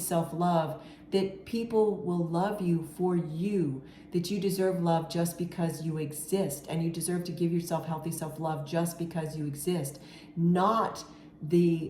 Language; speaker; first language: English; native; English